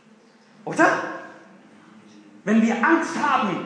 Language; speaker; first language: German; non-native, fluent; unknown